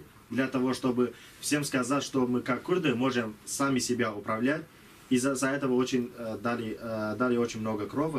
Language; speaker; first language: Russian; non-native, learner; Kurdish